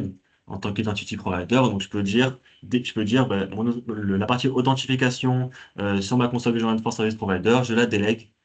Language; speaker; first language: French; native; French